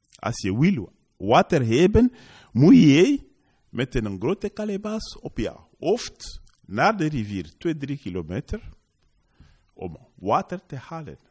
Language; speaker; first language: Dutch; non-native, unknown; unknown